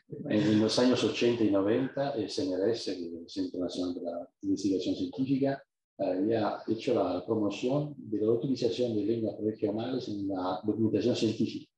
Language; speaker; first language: Spanish; non-native, fluent; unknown